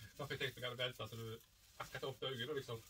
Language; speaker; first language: Norwegian; native; Norwegian